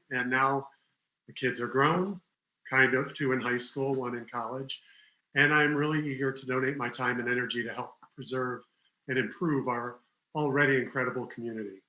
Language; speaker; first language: English; native; English